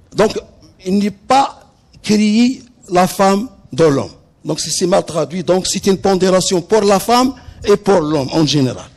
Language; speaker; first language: French; non-native, local second language; Arabic